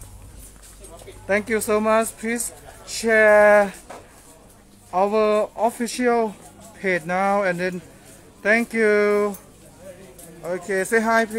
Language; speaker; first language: English; non-native, learner; Thai